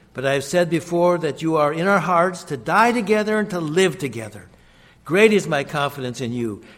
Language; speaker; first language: English; native; English